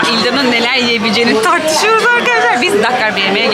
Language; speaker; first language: Turkish; native; Turkish